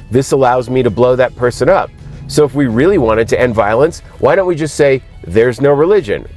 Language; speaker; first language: English; native; English